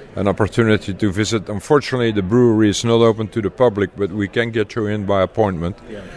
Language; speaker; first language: English; non-native, fluent; Dutch